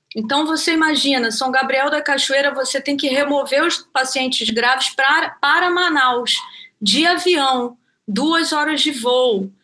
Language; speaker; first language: Portuguese; native; Portuguese